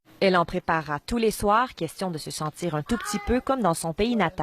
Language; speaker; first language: French; native; French